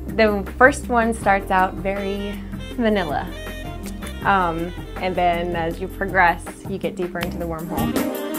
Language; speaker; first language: English; native; English